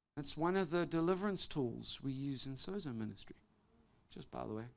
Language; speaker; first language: English; native; English